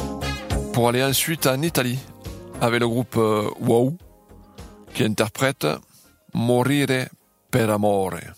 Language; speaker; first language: French; native; French